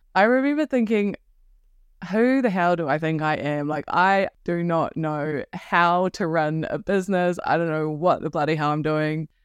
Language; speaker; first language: English; native; English